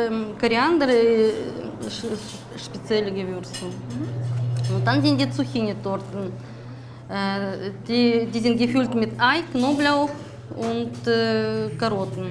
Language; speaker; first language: German; non-native, fluent; Russian